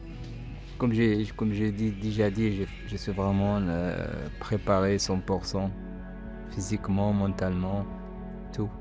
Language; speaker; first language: French; non-native, local second language; Arabic